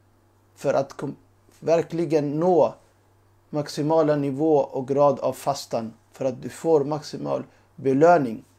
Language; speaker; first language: Swedish; early bilingual, other home language; Urdu